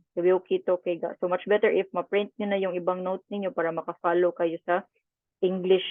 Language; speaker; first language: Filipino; non-native, local second language; Cebuano